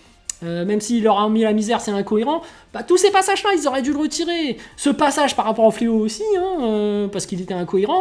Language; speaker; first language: French; native; French